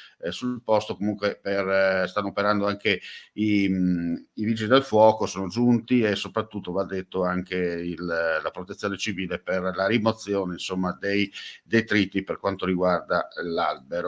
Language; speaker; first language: Italian; native; Italian